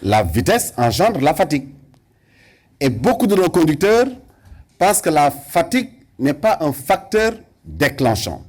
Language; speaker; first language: French; non-native, local second language; Wolof